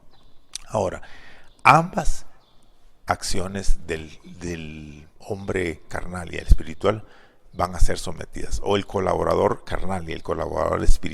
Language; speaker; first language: Spanish; native; Spanish